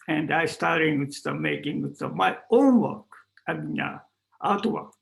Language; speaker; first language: English; non-native, learner; Japanese